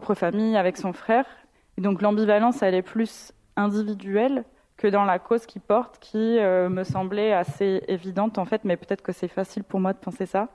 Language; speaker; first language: French; native; French